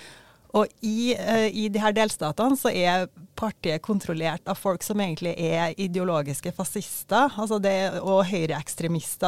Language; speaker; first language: Norwegian; native; Norwegian